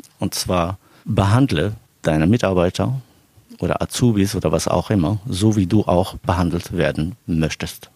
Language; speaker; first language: German; non-native, fluent; Arabic